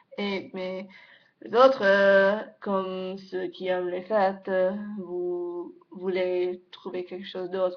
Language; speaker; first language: French; non-native, learner; English